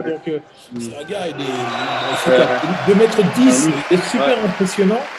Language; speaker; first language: French; native; French